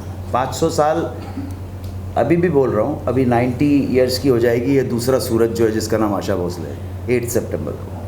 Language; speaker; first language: Hindi; native; Hindi